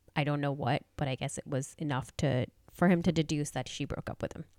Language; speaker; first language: English; non-native, local second language; Hindi